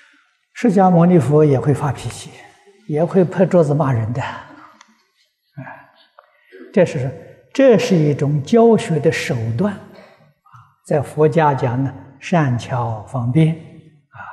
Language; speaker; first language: Chinese; native; Chinese